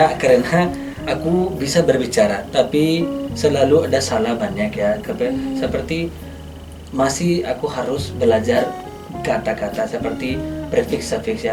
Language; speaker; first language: Indonesian; non-native, learner; Hindi